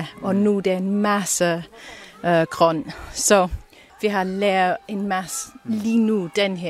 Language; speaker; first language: Danish; non-native, learner; English